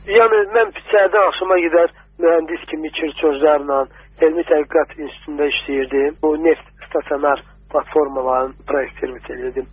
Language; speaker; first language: Azerbaijani; native; Azerbaijani